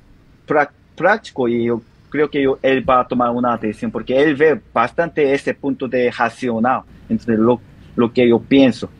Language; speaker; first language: Spanish; non-native, learner; Korean